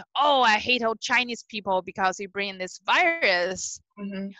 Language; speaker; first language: English; non-native, fluent; Chinese